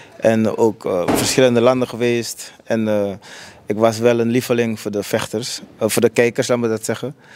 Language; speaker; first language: Dutch; native; Dutch